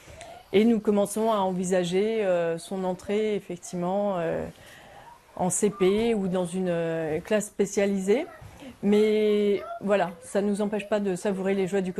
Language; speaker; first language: French; native; French